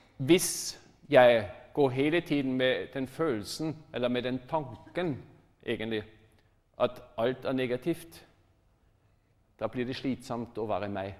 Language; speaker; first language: Norwegian; non-native, fluent; German